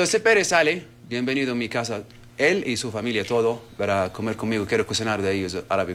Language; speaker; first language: Spanish; non-native, learner; Arabic